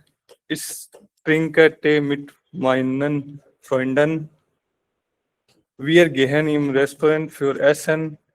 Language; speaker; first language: German; non-native, learner; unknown